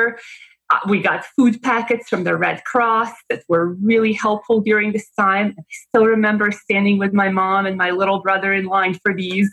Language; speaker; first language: English; non-native, fluent; Bosnian